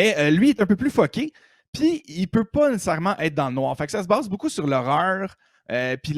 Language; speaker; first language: French; native; French